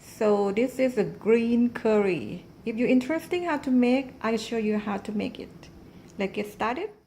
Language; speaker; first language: English; non-native, learner; Thai